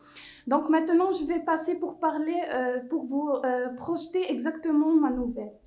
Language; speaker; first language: French; non-native, local second language; Arabic